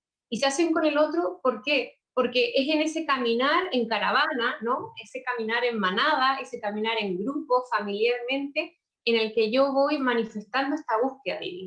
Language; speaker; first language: Spanish; native; Spanish